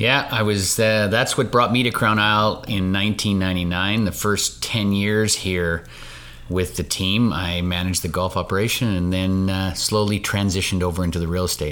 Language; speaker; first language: English; native; English